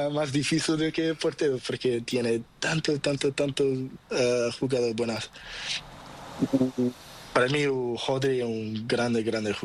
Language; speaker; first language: Spanish; non-native, learner; Portuguese